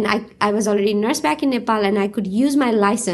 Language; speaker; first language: English; non-native, local second language; Nepali